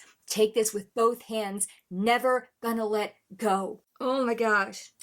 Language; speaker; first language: English; native; English